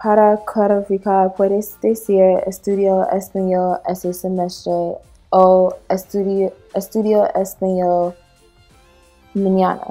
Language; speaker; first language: Spanish; non-native, learner; English